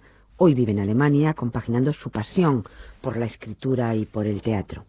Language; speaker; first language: Spanish; native; Spanish